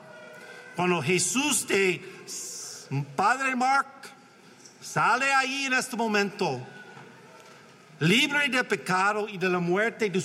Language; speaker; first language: Spanish; non-native, learner; English